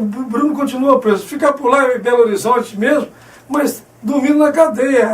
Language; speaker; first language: Portuguese; native; Portuguese